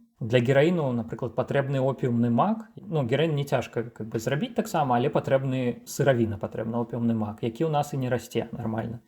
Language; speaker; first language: Belarusian; non-native, local second language; Russian